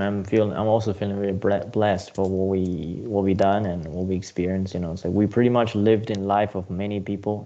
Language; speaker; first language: English; non-native, fluent; Chinese